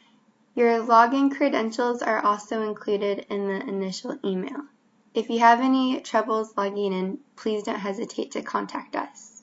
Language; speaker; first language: English; native; English